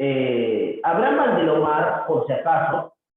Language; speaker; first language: Spanish; native; Spanish